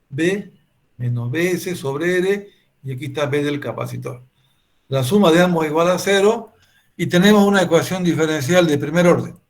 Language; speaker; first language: Spanish; native; Spanish